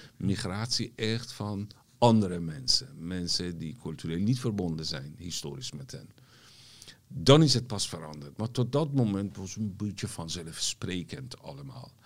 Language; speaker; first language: Dutch; non-native, fluent; Persian